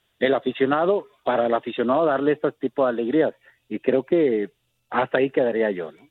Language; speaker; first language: Spanish; native; Spanish